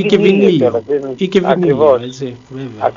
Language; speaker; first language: Greek; native; Greek